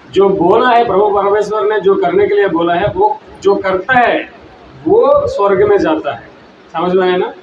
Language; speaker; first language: Hindi; non-native, local second language; Telugu